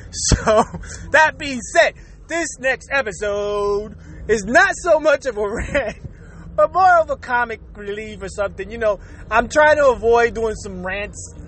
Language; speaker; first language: English; early bilingual, other home language; Spanish